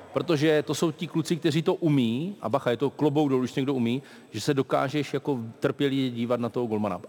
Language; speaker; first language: Czech; native; Czech